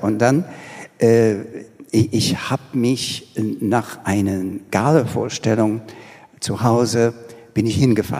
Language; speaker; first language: German; non-native, learner; English